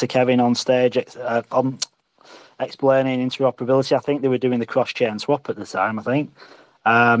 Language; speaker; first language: English; native; English